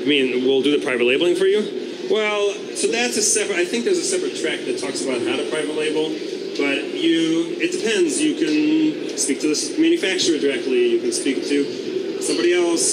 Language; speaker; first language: English; native; English